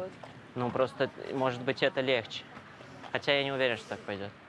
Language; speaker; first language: Russian; native; Russian